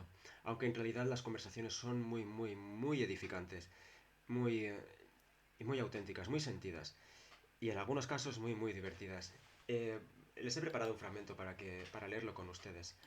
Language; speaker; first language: Spanish; native; Spanish